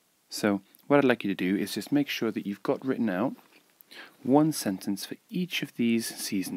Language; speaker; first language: English; native; English